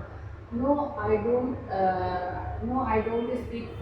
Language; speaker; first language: English; non-native, learner; Hindi